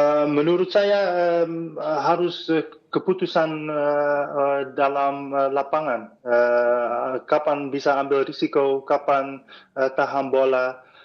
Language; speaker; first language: Indonesian; non-native, fluent; Dutch